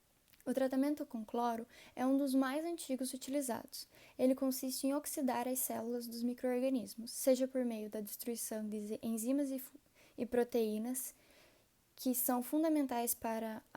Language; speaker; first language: Portuguese; native; Portuguese